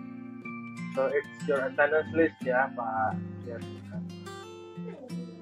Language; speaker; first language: English; non-native, fluent; Indonesian